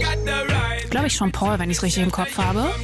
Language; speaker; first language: German; native; German